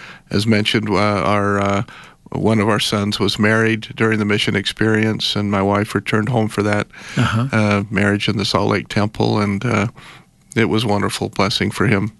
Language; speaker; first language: English; native; English